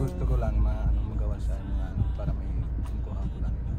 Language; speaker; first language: Filipino; non-native, learner; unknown